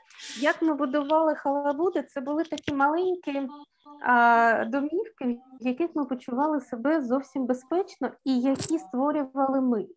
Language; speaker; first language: Ukrainian; native; Ukrainian